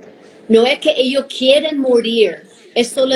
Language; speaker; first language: Spanish; non-native, fluent; English